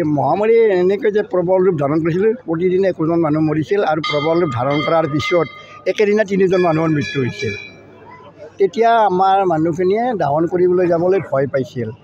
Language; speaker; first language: Assamese; native; Assamese